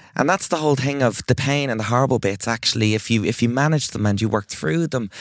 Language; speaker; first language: English; native; English